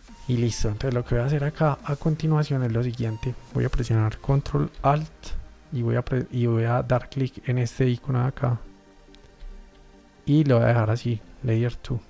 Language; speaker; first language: Spanish; native; Spanish